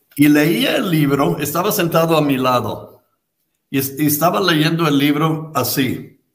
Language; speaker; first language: Spanish; non-native, fluent; English